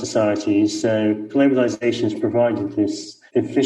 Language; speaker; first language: English; native; English